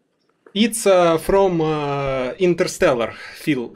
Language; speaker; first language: English; non-native, learner; Russian